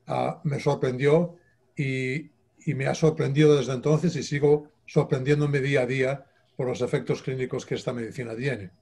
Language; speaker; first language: Spanish; native; Spanish